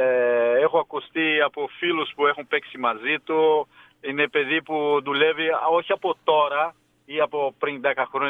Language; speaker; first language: Greek; non-native, fluent; Portuguese